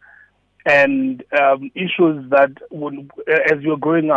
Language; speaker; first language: English; non-native, local second language; Xhosa